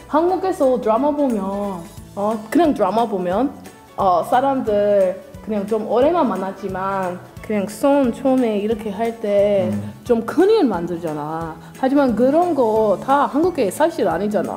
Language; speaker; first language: Korean; non-native, learner; English